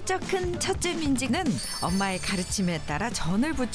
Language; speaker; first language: Korean; native; Korean